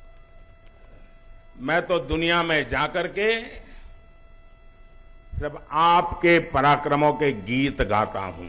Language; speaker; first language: Hindi; non-native, local second language; Gujarati